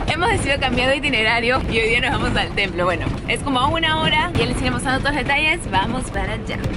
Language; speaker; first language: Spanish; native; Spanish